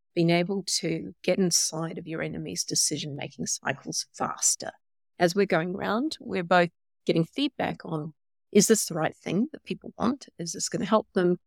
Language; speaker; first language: English; native; English